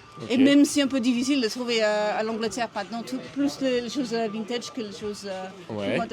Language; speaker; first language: French; non-native, learner; English